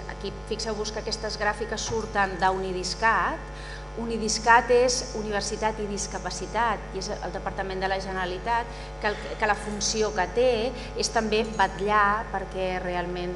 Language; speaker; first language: Catalan; native; Catalan